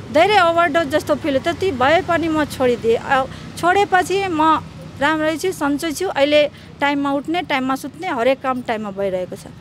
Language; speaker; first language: Nepali; non-native, local second language; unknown